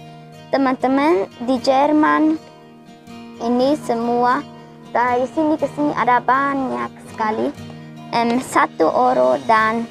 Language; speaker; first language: Indonesian; early bilingual, heritage; German